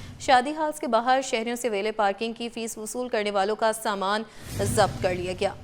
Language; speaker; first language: Urdu; native; Urdu